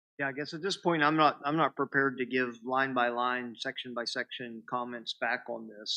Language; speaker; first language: English; native; English